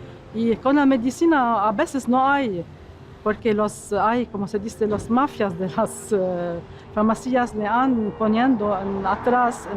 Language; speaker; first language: Spanish; non-native, fluent; Arabic